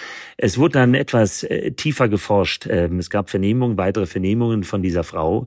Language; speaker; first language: German; native; German